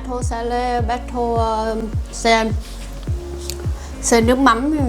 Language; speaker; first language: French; non-native, learner; Vietnamese